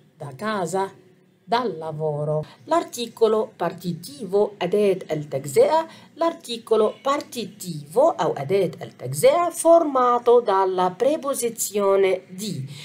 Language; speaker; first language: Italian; non-native, fluent; Arabic